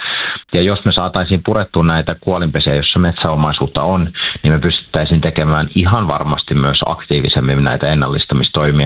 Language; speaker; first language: Finnish; native; Finnish